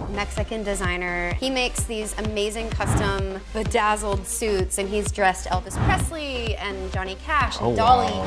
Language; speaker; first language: English; native; English